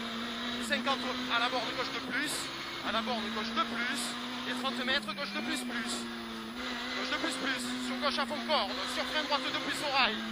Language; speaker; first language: French; native; French